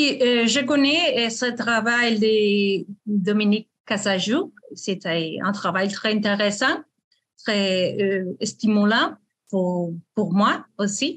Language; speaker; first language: French; non-native, fluent; Spanish